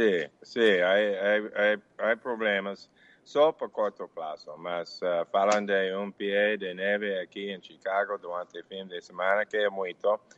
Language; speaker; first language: Portuguese; non-native, fluent; English